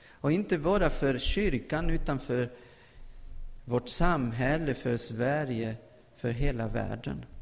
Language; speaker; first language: Swedish; non-native, fluent; Spanish